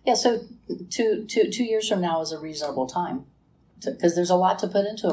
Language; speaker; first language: English; native; English